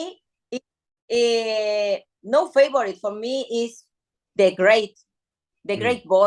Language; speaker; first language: English; non-native, learner; Spanish